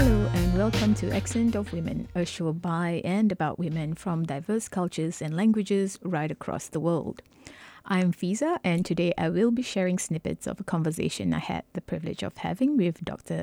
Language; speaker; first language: English; non-native, local second language; Malay